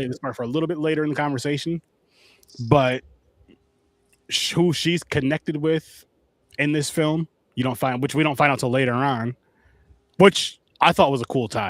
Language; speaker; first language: English; native; English